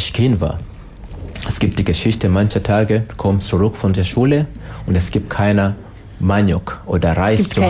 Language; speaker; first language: German; non-native, learner; Swahili